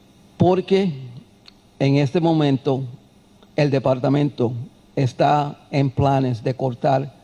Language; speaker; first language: Spanish; early bilingual, heritage; Spanish